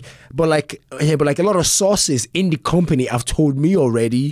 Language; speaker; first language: English; early bilingual, other home language; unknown